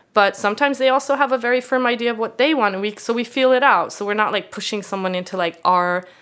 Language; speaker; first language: English; non-native, fluent; Swedish